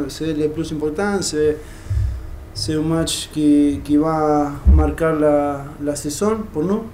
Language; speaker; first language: French; non-native, learner; Spanish